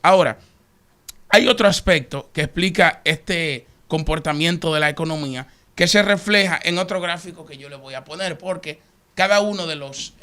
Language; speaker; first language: Spanish; native; Spanish